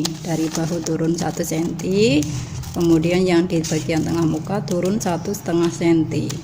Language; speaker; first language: Indonesian; native; Indonesian